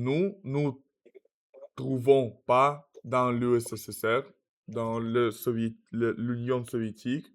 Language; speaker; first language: French; non-native, learner; Russian